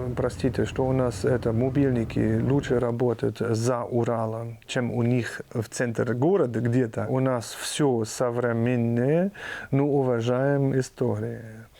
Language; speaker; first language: Russian; non-native, fluent; German